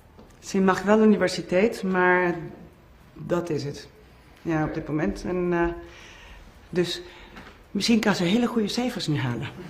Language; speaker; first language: Dutch; non-native, local second language; Papiamento